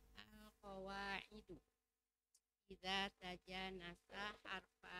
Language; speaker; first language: Arabic; non-native, learner; Indonesian